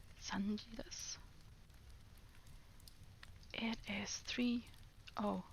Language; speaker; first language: Japanese; non-native, learner; English